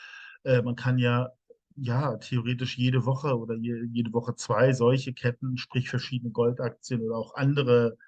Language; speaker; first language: German; native; German